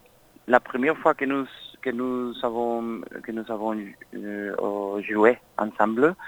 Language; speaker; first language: French; non-native, learner; Spanish